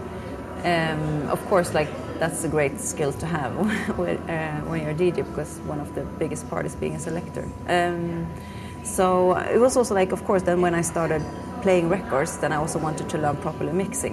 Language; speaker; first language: English; non-native, fluent; Swedish